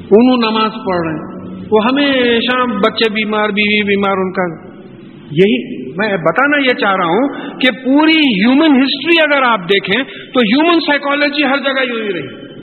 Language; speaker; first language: Urdu; native; Urdu